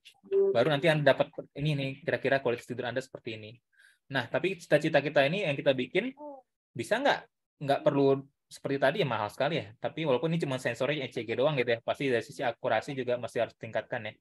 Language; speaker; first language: Indonesian; native; Indonesian